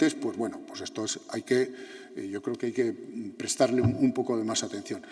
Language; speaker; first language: Spanish; native; Spanish